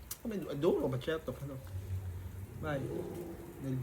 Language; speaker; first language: Italian; non-native, fluent; Filipino